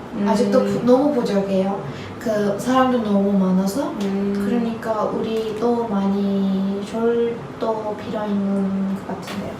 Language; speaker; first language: Korean; non-native, learner; Turkish